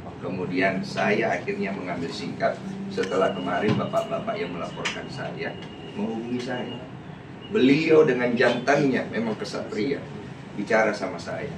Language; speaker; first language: Indonesian; native; Indonesian